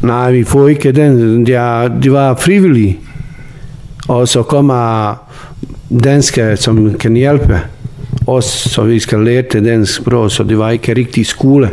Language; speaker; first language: Danish; non-native, learner; Bosnian